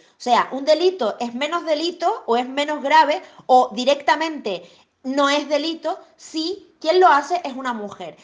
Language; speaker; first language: Spanish; native; Spanish